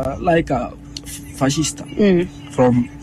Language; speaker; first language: English; non-native, learner; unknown